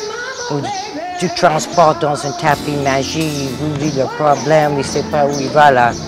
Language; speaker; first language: French; non-native, fluent; English